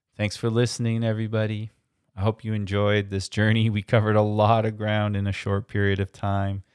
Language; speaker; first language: English; early bilingual, other home language; German